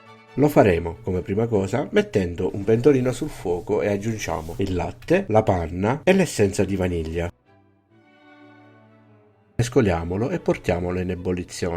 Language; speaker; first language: Italian; native; Italian